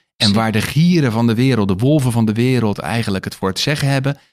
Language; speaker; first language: Dutch; native; Dutch